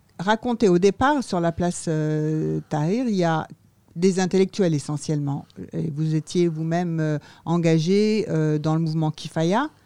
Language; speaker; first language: French; native; French